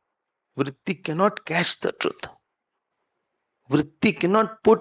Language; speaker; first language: English; non-native, local second language; Hindi